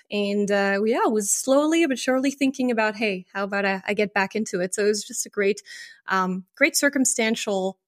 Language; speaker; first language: English; non-native, fluent; French